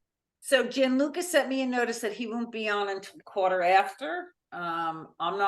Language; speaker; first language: English; native; English